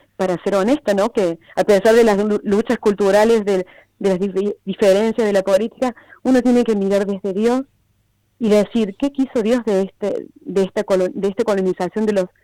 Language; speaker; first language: Spanish; native; Spanish